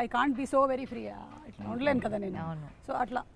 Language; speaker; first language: Telugu; native; Telugu